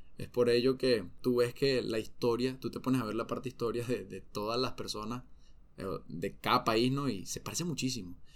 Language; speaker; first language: Spanish; native; Spanish